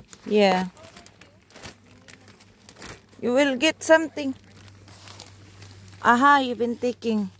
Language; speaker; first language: English; non-native, learner; Filipino